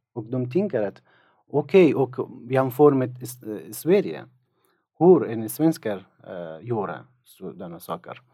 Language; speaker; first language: Swedish; non-native, learner; Persian